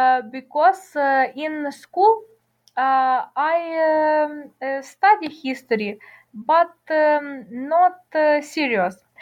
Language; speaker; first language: English; non-native, learner; Ukrainian